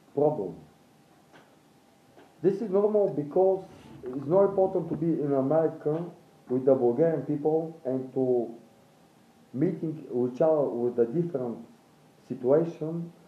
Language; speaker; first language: English; non-native, learner; Bulgarian